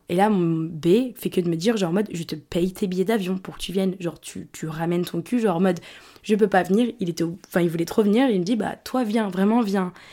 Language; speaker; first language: French; native; French